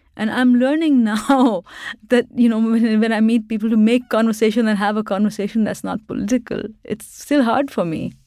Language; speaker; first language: English; non-native, local second language; Urdu